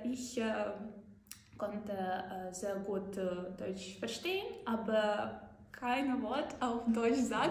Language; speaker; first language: German; non-native, learner; Ukrainian